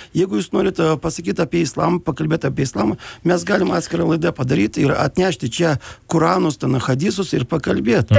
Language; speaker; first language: Lithuanian; non-native, local second language; Russian